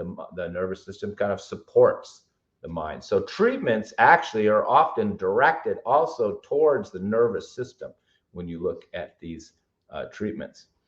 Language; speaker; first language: English; native; English